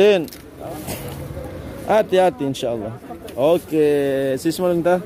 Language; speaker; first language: Arabic; non-native, learner; Indonesian